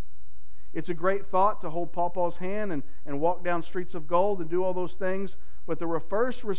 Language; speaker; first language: English; native; English